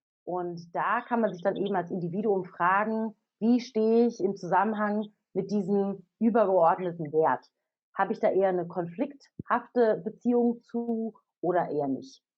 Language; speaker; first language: German; native; German